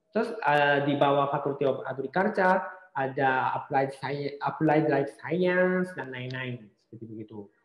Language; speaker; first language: Indonesian; non-native, fluent; Japanese